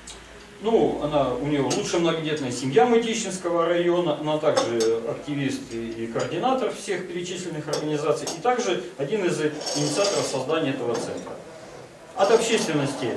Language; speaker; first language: Russian; native; Russian